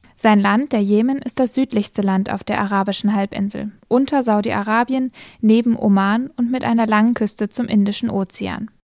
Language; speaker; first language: German; native; German